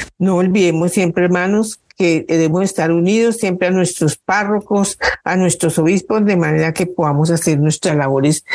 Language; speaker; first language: Spanish; native; Spanish